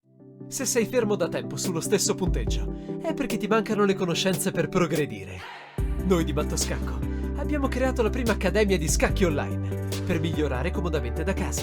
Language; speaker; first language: Italian; native; Italian